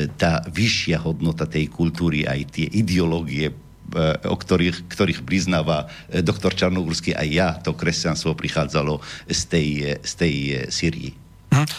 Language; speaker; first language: Slovak; non-native, fluent; Arabic